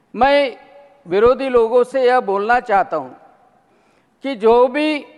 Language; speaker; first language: Hindi; non-native, local second language; Marathi